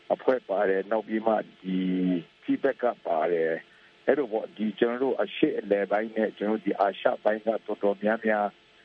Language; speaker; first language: Burmese; non-native, local second language; Kachin